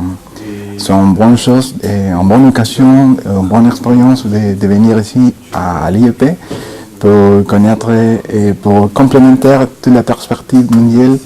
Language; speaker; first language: French; non-native, fluent; Spanish